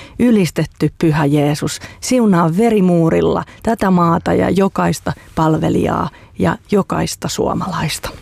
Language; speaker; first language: Finnish; native; Finnish